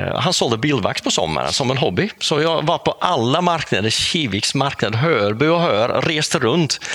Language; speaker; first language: Swedish; non-native, fluent; Dutch